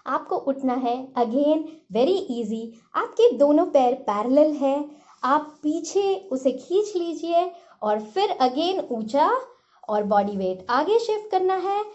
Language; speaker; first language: Hindi; non-native, local second language; Marathi